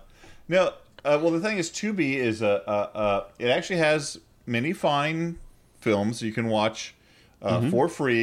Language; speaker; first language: English; native; English